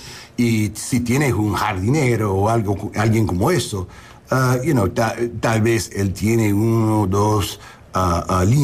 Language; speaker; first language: Spanish; non-native, learner; English